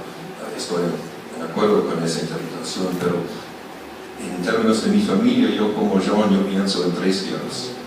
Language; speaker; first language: Spanish; non-native, fluent; German